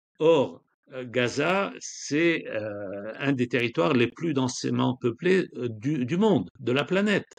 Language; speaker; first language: French; non-native, local second language; Arabic